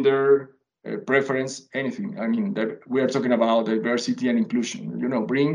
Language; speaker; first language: English; non-native, fluent; Spanish